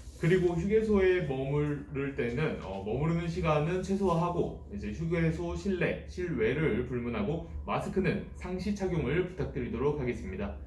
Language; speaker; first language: Korean; native; Korean